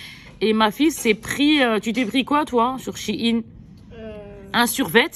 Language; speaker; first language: French; native; French